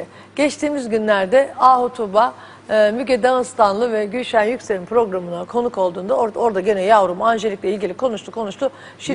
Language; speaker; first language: Turkish; native; Turkish